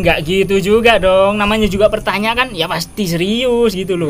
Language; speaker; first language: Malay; non-native, local second language; Javanese